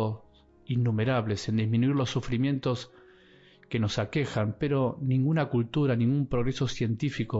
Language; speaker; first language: Spanish; native; Spanish